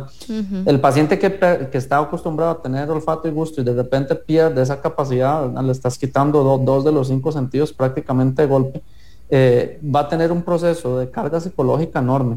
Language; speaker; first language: Spanish; native; Spanish